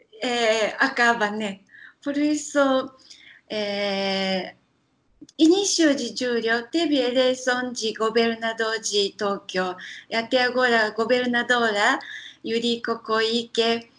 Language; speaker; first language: Portuguese; non-native, learner; Japanese